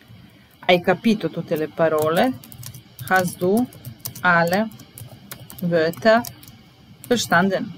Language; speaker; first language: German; non-native, fluent; Italian